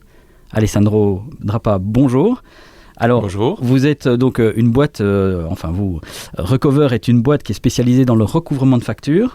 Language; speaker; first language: French; native; French